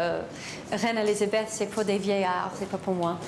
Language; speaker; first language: French; non-native, learner; English